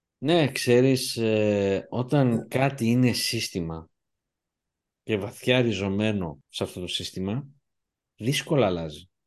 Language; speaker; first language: Greek; early bilingual, heritage; Greek